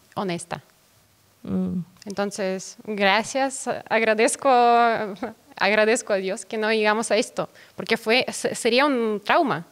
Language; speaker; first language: Spanish; non-native, fluent; Russian